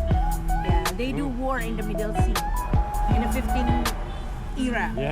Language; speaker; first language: English; non-native, learner; Indonesian